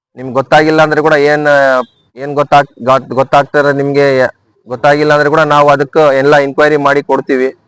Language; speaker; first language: Kannada; non-native, local second language; Urdu